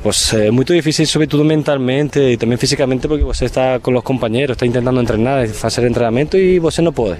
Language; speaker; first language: Portuguese; non-native, fluent; Spanish